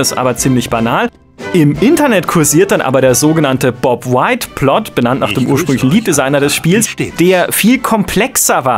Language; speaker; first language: German; native; German